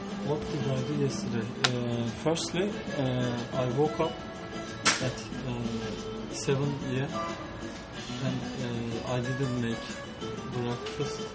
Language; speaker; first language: English; non-native, learner; Turkish